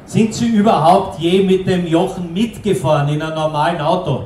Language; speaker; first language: German; native; German